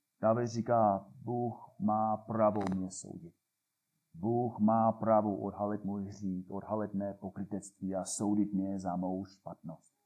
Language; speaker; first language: Czech; non-native, fluent; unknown